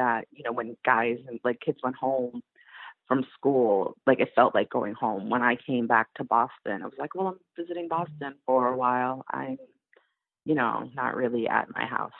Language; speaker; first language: English; native; English